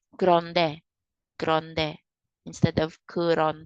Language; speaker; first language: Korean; non-native, learner; Kinaray-a